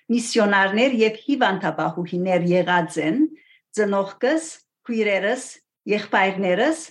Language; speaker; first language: Armenian; native; Armenian